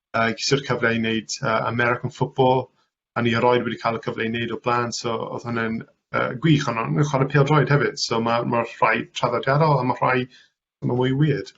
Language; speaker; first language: Welsh; non-native, local second language; English